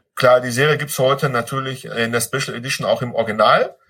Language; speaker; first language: German; native; German